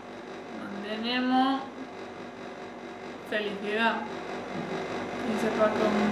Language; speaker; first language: French; non-native, learner; Spanish